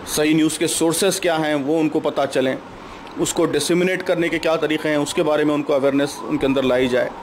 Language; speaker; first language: Urdu; native; Urdu